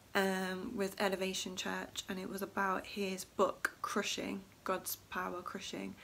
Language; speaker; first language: English; native; English